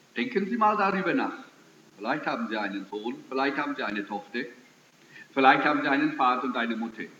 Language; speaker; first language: German; early bilingual, heritage; German